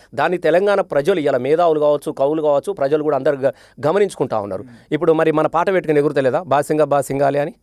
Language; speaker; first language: Telugu; native; Telugu